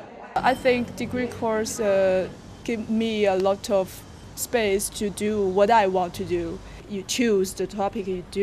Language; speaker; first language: English; non-native, learner; Chinese